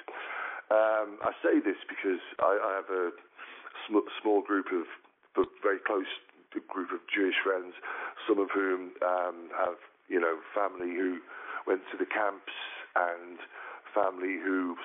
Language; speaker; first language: English; native; English